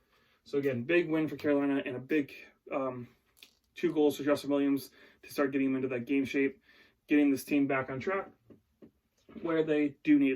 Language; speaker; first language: English; native; English